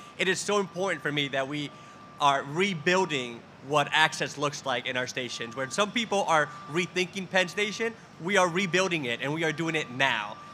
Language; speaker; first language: English; early bilingual, other home language; Spanish